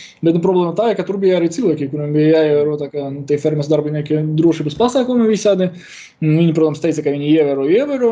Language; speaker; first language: Latvian; non-native, local second language; Russian